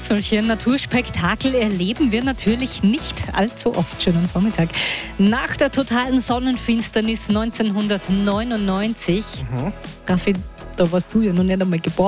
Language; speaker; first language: German; native; German